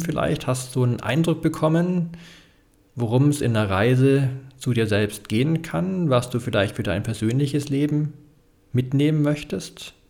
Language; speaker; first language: German; native; German